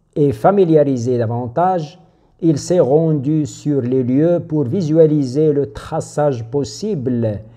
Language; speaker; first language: French; non-native, local second language; Arabic